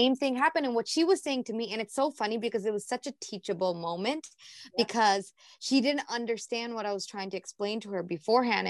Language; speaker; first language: English; native; English